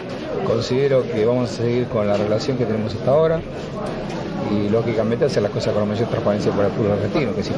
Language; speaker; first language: Spanish; native; Spanish